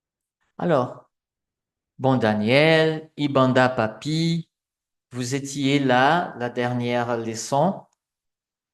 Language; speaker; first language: French; non-native, fluent; Portuguese